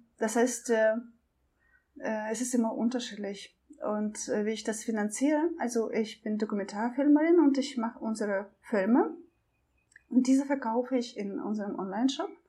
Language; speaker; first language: German; non-native, fluent; Russian